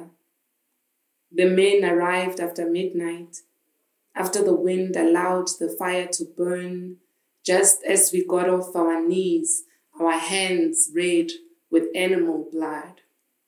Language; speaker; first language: English; non-native, local second language; Zulu